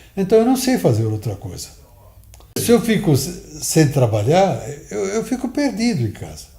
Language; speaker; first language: Portuguese; early bilingual, other home language; Italian